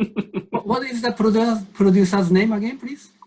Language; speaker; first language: English; non-native, learner; Japanese